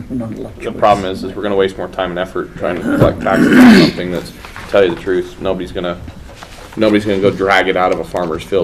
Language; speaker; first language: English; native; English